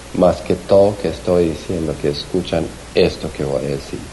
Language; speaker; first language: Spanish; early bilingual, heritage; Spanish